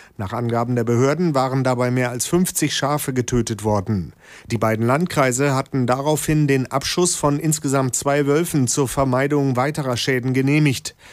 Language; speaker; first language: German; native; German